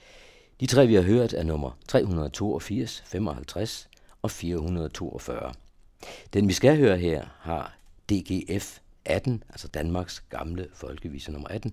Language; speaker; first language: Danish; native; Danish